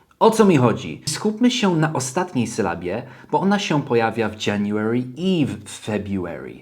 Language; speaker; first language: Polish; early bilingual, heritage; Polish